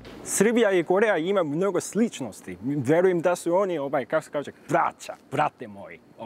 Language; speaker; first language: Serbian; non-native, fluent; Korean